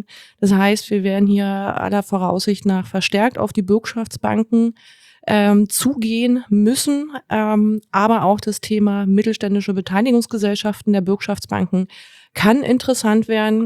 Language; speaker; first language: German; native; German